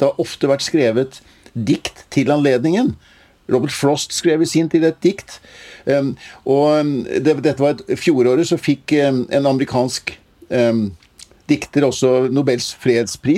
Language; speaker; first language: Norwegian; native; Norwegian